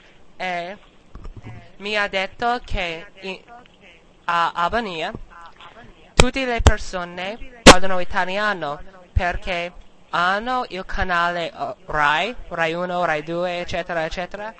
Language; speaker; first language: Italian; non-native, learner; English